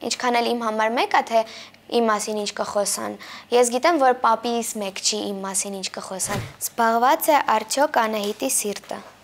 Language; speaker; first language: Armenian; early bilingual, heritage; Armenian